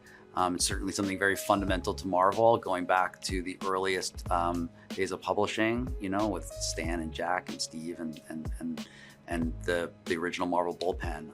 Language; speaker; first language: English; native; English